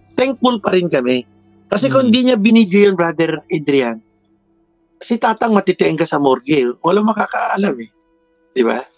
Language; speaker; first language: Filipino; native; Filipino